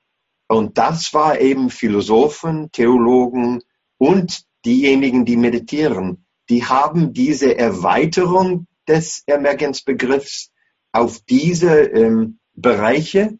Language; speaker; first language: German; non-native, fluent; English